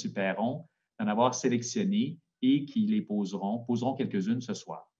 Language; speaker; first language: French; native; French